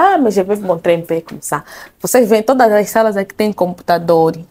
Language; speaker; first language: French; non-native, learner; Portuguese